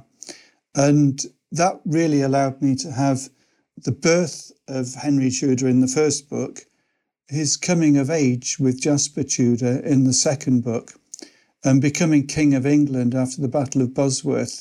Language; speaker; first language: English; native; English